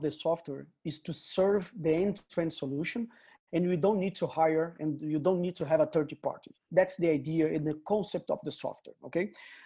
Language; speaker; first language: English; non-native, fluent; Portuguese